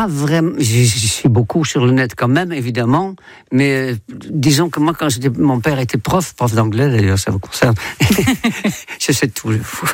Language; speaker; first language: French; non-native, fluent; Dutch